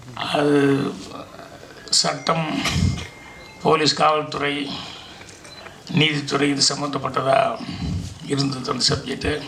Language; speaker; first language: Tamil; native; Tamil